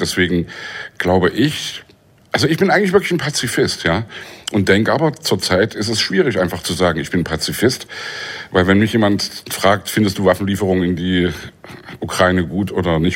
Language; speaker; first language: German; native; German